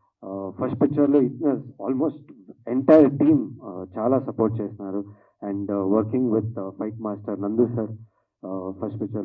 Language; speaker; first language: Telugu; non-native, learner; Kannada